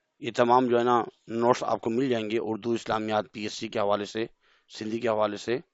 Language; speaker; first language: Urdu; native; Urdu